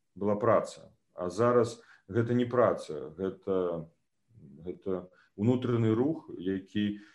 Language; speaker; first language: Belarusian; native; Belarusian